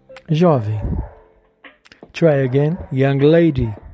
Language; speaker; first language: English; non-native, learner; Portuguese